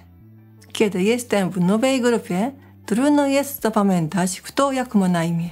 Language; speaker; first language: Polish; non-native, fluent; Japanese